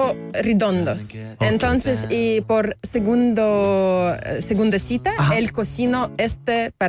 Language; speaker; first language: Spanish; non-native, learner; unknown